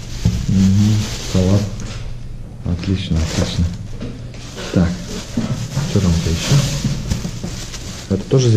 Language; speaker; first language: Russian; native; Russian